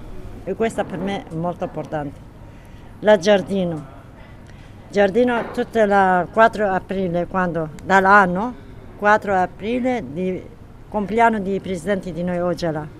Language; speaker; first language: Italian; non-native, learner; Kurdish